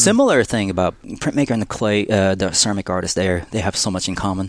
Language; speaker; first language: English; non-native, fluent; Japanese